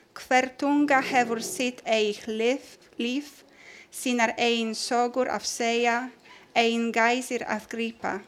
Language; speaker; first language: Icelandic; non-native, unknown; Polish